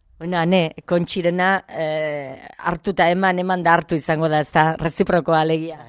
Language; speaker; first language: Basque; native; Basque